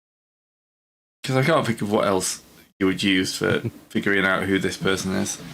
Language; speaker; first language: English; native; English